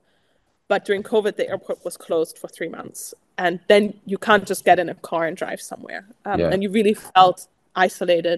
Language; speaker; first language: English; non-native, fluent; German